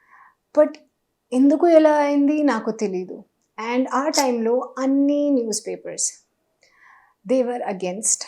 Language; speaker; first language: Telugu; non-native, learner; Hindi